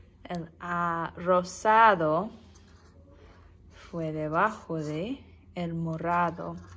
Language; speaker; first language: Spanish; non-native, learner; English